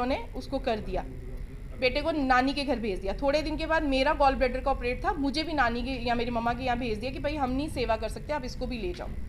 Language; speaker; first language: Hindi; non-native, local second language; Punjabi